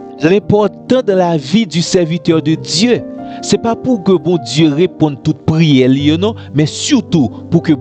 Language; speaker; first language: French; non-native, local second language; Haitian Creole